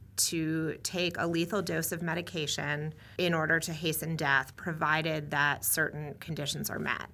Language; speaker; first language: English; native; English